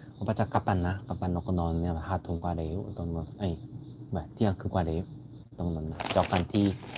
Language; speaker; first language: Thai; non-native, learner; Korean